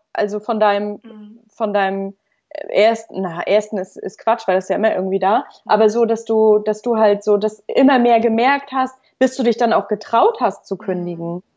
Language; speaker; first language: German; native; German